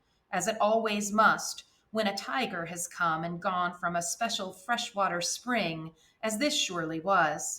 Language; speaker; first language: English; native; English